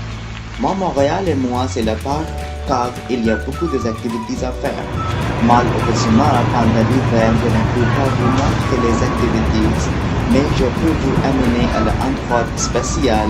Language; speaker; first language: French; non-native, learner; English